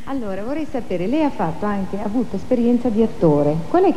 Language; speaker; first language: Italian; native; Italian